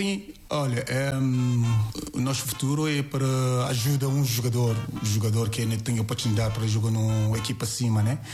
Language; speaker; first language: Portuguese; non-native, learner; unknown